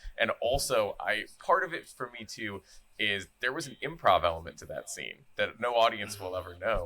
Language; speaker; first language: English; native; English